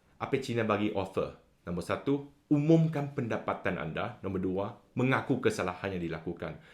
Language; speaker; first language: Malay; non-native, local second language; Chinese